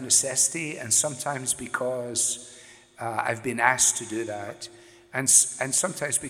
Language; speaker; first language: English; native; English